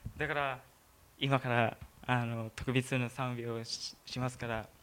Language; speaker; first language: Japanese; non-native, learner; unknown